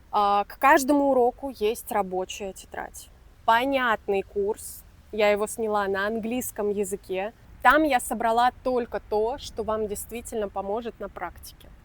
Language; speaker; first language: Russian; native; Russian